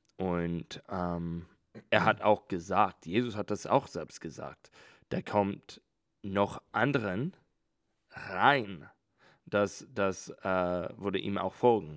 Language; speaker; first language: German; non-native, learner; English